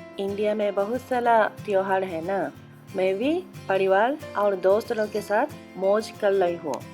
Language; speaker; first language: Hindi; non-native, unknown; Japanese